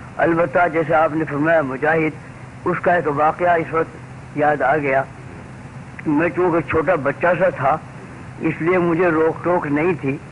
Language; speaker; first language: Urdu; native; Urdu